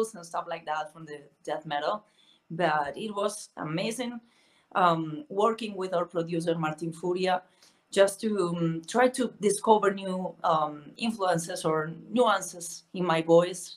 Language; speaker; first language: English; non-native, fluent; Spanish